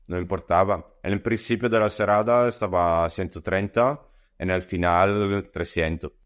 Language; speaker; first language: Spanish; non-native, learner; Italian